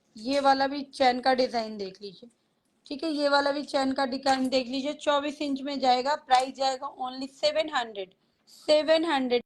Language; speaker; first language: Hindi; native; Hindi